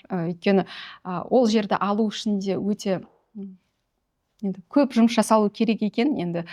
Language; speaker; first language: Kazakh; native; Kazakh